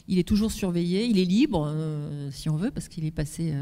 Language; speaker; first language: French; native; French